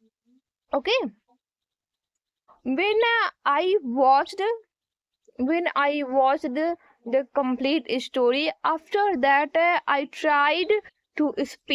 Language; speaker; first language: English; non-native, learner; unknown